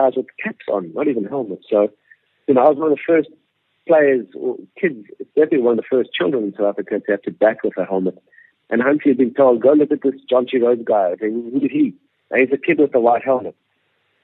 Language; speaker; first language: English; native; English